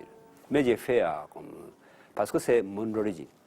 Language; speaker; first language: French; non-native, learner; Japanese